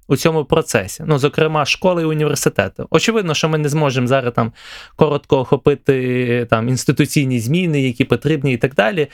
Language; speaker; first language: Ukrainian; native; Ukrainian